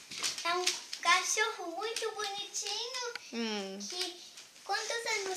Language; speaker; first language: Portuguese; early bilingual, heritage; Portuguese